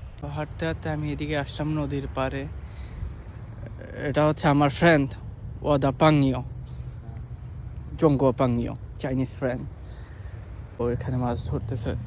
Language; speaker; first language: Chinese; non-native, learner; Bangla